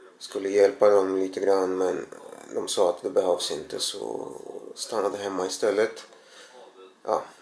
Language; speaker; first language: Swedish; non-native, fluent; Russian